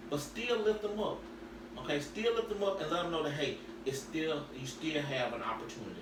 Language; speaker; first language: English; native; English